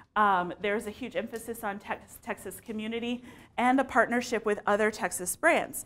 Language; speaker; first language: English; native; English